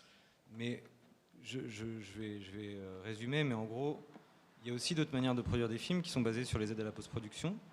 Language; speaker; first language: French; native; French